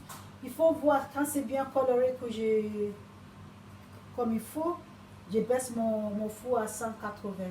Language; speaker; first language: French; non-native, learner; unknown